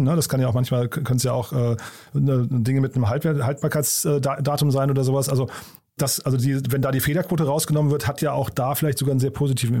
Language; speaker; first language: German; native; German